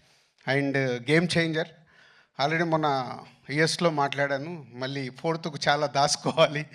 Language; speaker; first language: Telugu; native; Telugu